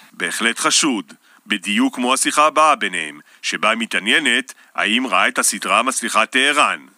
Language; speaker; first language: Hebrew; native; Hebrew